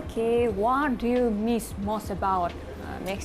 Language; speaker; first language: English; non-native, learner; Kazakh